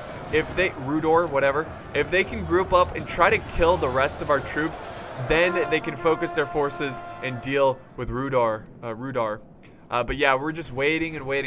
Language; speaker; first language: English; native; English